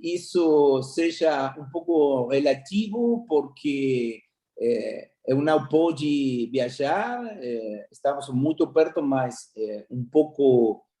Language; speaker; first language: Portuguese; non-native, fluent; Spanish